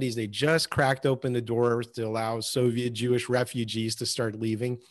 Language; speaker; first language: English; early bilingual, other home language; Russian